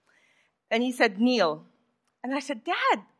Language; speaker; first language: English; non-native, local second language; Filipino